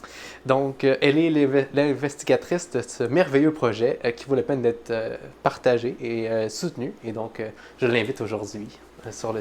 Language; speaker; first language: French; native; French